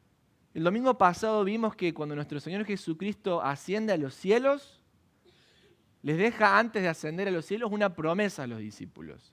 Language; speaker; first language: Spanish; native; Spanish